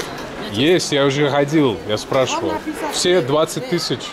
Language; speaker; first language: Russian; non-native, fluent; Hungarian